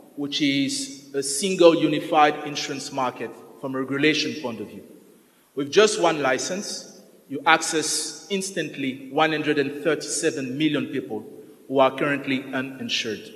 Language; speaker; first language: English; non-native, fluent; French